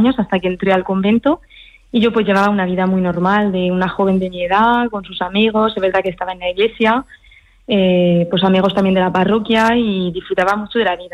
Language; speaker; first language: Spanish; early bilingual, heritage; French